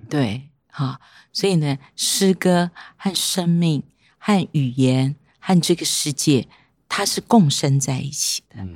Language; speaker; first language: Chinese; non-native, local second language; Hakka Chinese